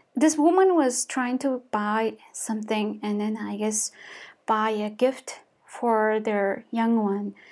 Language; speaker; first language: English; non-native, fluent; Mongolian